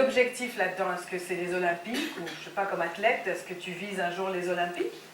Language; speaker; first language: French; native; French